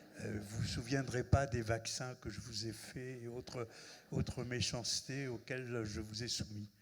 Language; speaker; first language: French; non-native, local second language; Arabic